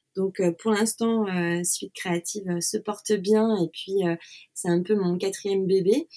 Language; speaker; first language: French; native; French